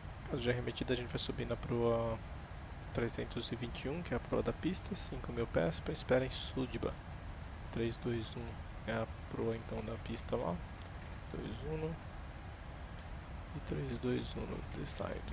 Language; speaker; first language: Portuguese; native; Portuguese